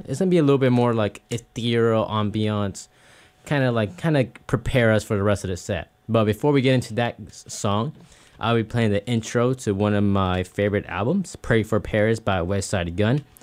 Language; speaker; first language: English; early bilingual, other home language; Spanish